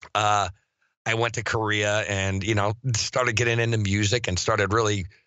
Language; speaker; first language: English; native; English